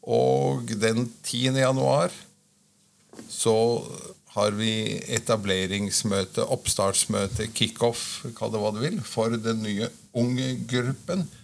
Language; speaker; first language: Norwegian; native; Norwegian